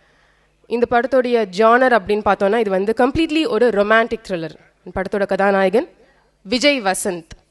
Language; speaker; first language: Tamil; native; Tamil